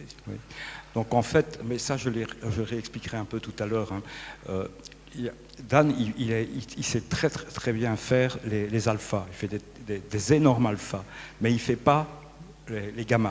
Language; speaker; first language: French; native; French